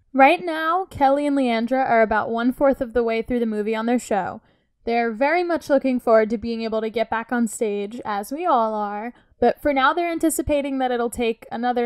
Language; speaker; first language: English; native; English